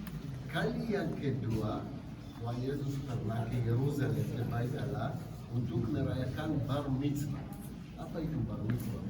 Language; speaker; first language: Indonesian; non-native, fluent; Hebrew